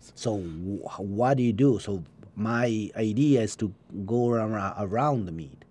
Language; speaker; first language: English; non-native, learner; Spanish